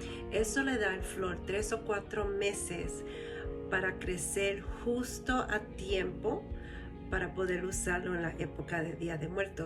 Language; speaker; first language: Spanish; early bilingual, heritage; Spanish